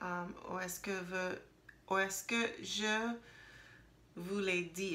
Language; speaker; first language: French; non-native, learner; English